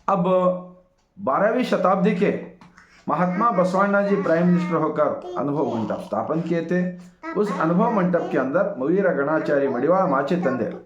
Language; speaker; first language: Hindi; non-native, local second language; Kannada